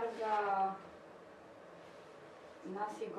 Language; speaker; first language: Indonesian; non-native, learner; Polish